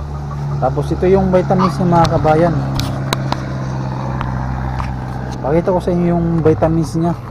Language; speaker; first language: Filipino; non-native, local second language; Cebuano